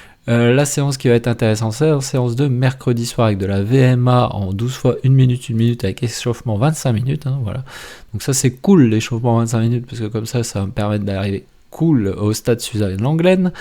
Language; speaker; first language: French; native; French